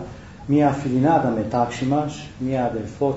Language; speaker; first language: Greek; non-native, learner; Romanian